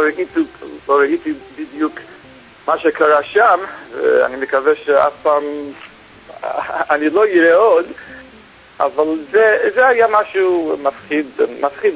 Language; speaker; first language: Hebrew; non-native, fluent; English